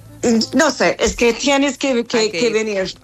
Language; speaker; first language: Spanish; non-native, learner; English